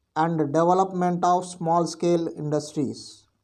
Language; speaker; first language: English; non-native, local second language; Telugu